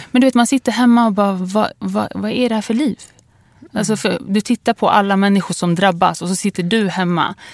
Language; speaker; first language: Swedish; early bilingual, other home language; Kurdish